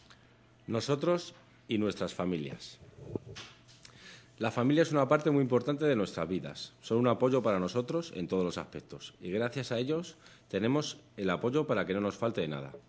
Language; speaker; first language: Spanish; native; Spanish